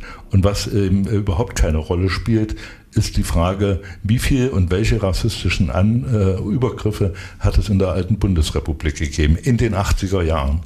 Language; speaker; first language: German; native; German